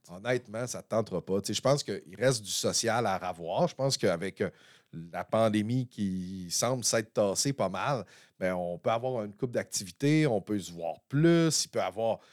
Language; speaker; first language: French; native; French